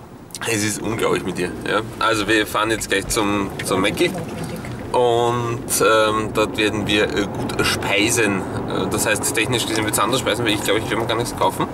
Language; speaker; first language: German; native; German